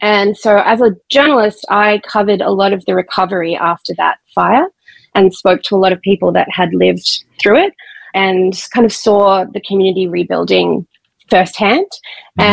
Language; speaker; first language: English; native; English